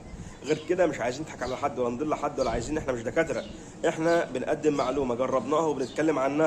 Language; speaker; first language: Arabic; native; Arabic